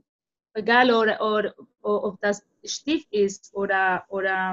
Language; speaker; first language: German; non-native, fluent; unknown